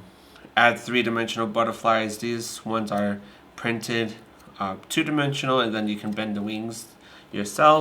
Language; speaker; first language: English; native; English